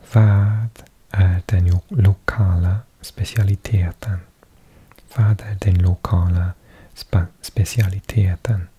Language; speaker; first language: Swedish; non-native, learner; English